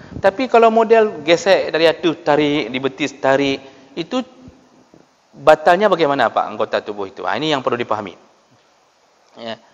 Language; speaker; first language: Malay; non-native, local second language; Achinese